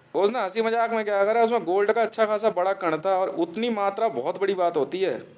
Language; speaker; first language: Hindi; native; Hindi